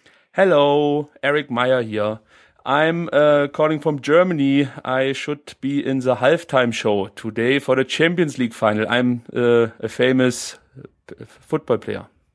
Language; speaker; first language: English; non-native, learner; German